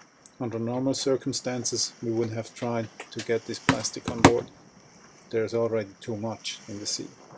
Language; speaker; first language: English; non-native, fluent; German